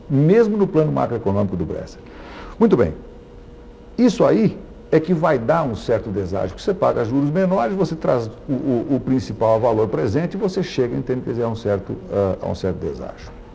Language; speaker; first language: Portuguese; native; Portuguese